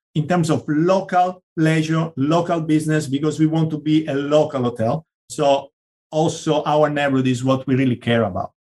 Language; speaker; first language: English; non-native, fluent; Italian